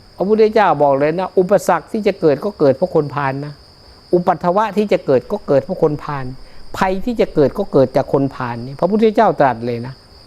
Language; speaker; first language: Thai; native; Thai